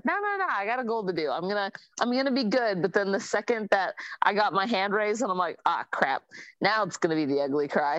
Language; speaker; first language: English; native; English